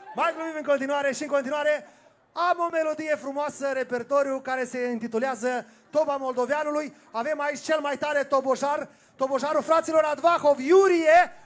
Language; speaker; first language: Romanian; native; Romanian